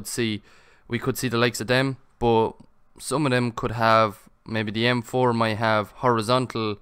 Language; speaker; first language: English; native; English